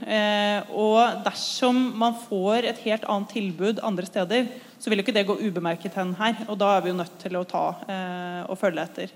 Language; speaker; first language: Norwegian; native; Norwegian